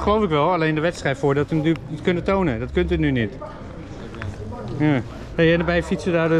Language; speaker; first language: Dutch; native; Dutch